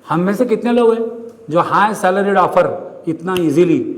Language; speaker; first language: Hindi; non-native, local second language; Marathi